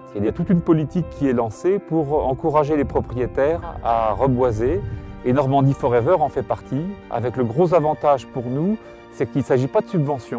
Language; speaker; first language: French; native; French